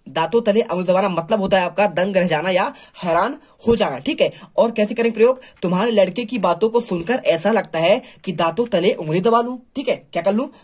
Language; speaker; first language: Hindi; native; Hindi